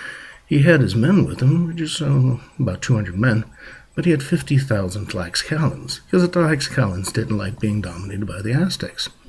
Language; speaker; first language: English; native; English